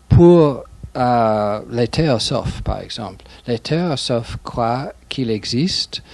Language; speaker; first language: French; non-native, fluent; English